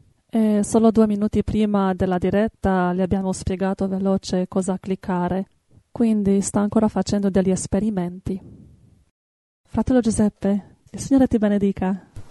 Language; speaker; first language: Italian; native; Italian